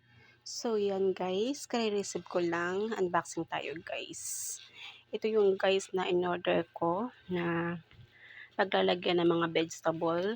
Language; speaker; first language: Filipino; native; Filipino